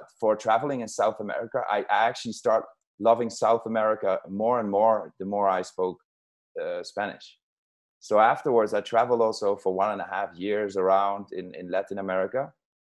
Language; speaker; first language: English; non-native, fluent; Dutch